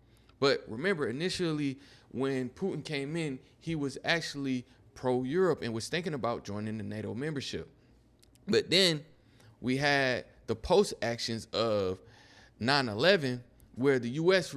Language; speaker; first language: English; native; English